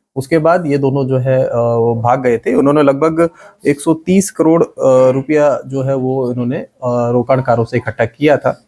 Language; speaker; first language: Hindi; non-native, local second language; Gujarati